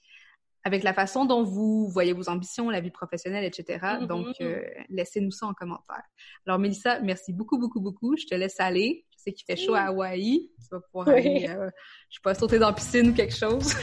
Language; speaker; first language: French; native; French